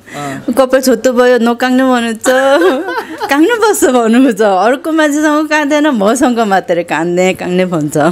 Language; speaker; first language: Nepali; non-native, learner; Korean